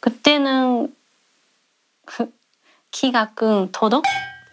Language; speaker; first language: Korean; non-native, learner; Japanese